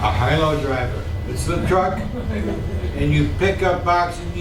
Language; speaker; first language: English; native; English